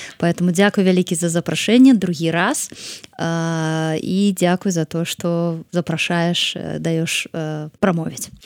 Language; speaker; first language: Belarusian; non-native, local second language; Russian